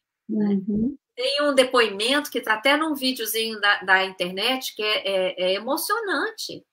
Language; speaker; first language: Portuguese; native; Portuguese